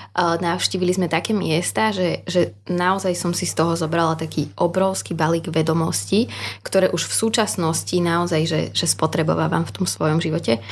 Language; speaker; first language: Slovak; native; Slovak